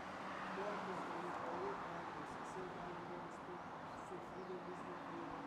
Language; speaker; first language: Spanish; non-native, learner; Kurdish